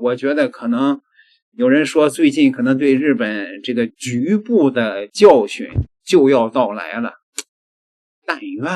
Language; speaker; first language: Chinese; native; Chinese